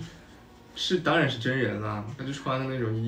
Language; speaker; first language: Chinese; native; Chinese